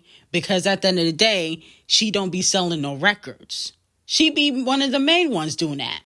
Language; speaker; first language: English; native; English